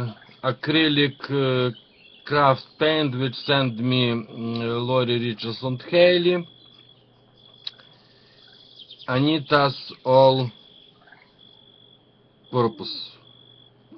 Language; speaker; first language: English; non-native, learner; Ukrainian